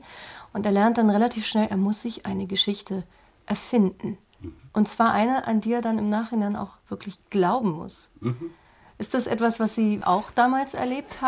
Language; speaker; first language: German; native; German